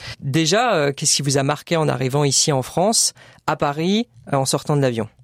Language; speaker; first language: French; native; French